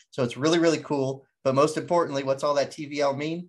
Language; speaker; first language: English; native; English